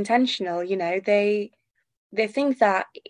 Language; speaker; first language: English; native; English